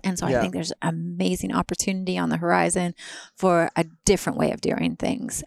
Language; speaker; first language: English; native; English